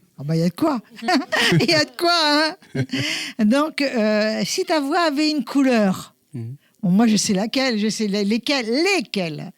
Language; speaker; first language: French; native; French